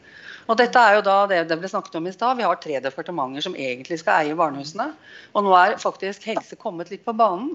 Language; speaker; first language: Norwegian; native; Norwegian